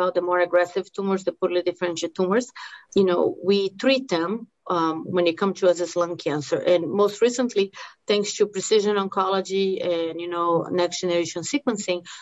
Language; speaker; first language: English; non-native, fluent; Portuguese